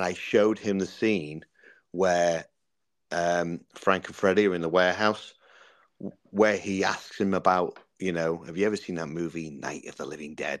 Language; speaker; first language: English; native; English